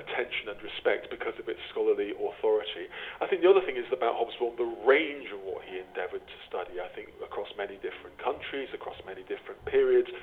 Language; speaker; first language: English; native; English